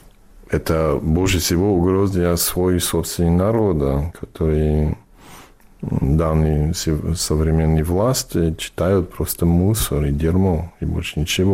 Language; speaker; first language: Russian; non-native, fluent; English